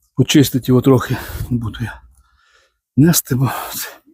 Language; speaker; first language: Ukrainian; non-native, fluent; Romanian